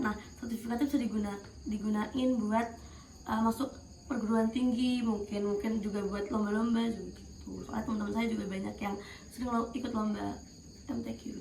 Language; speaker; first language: Indonesian; native; Indonesian